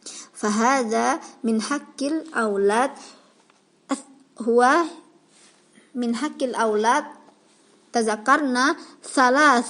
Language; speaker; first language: Arabic; non-native, fluent; Indonesian